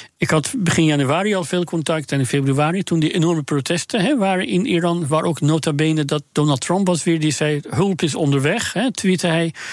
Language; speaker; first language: Dutch; non-native, fluent; Persian